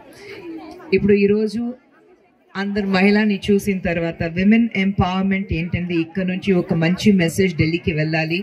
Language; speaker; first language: Telugu; non-native, fluent; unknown